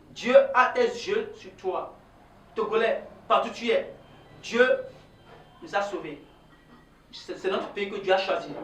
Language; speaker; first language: French; non-native, local second language; Ewe